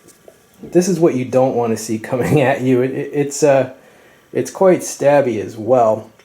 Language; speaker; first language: English; native; English